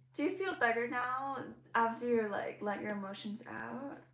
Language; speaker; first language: English; non-native, local second language; Cantonese